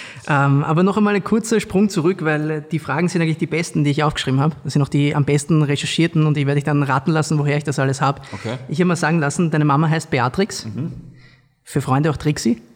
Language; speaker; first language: German; native; German